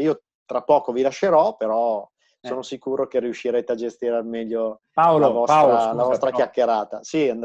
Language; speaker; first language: Italian; native; Italian